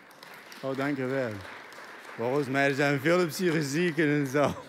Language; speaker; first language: Dutch; non-native, fluent; Arabic